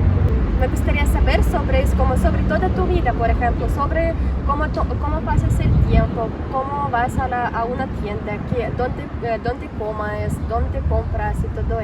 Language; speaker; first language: Spanish; non-native, fluent; Russian